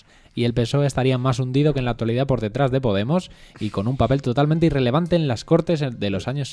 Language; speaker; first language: Spanish; native; Spanish